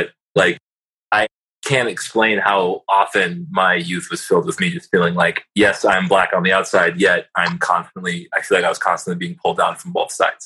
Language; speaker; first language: English; native; English